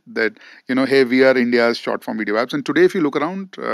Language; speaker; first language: English; non-native, local second language; Hindi